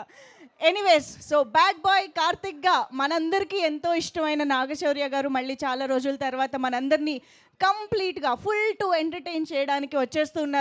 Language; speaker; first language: Telugu; native; Telugu